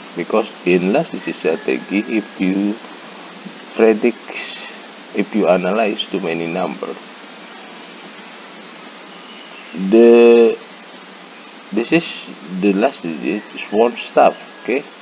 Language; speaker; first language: English; non-native, learner; Indonesian